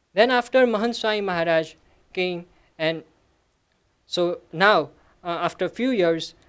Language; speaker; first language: English; non-native, local second language; Gujarati